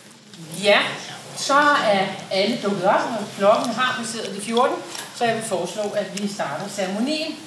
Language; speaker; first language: Danish; native; Danish